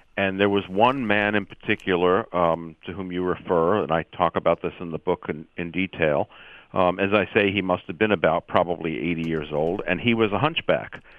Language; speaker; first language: English; native; English